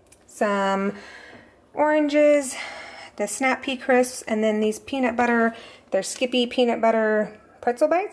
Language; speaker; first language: English; native; English